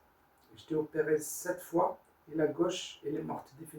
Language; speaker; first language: French; non-native, learner; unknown